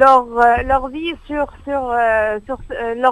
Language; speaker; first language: French; non-native, learner; Arabic